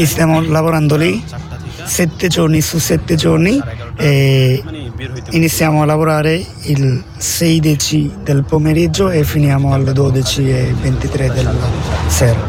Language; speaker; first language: Italian; non-native, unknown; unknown